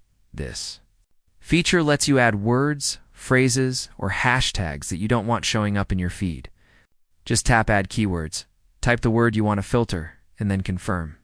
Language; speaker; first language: English; native; English